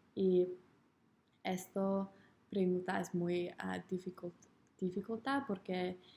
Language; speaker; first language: Spanish; non-native, learner; English